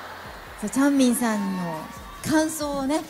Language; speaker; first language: Japanese; native; Japanese